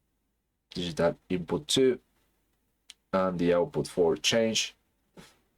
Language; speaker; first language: English; non-native, fluent; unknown